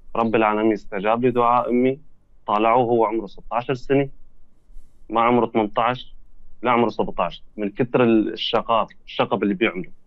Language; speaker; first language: Arabic; native; Arabic